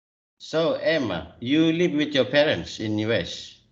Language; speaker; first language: English; non-native, learner; Indonesian